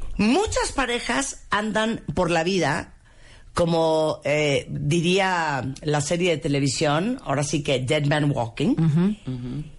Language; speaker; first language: Spanish; native; Spanish